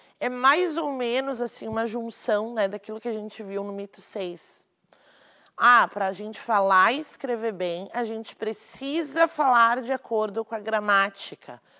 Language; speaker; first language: Portuguese; native; Portuguese